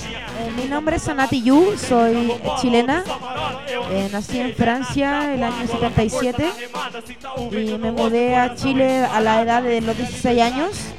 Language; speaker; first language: Spanish; early bilingual, heritage; Spanish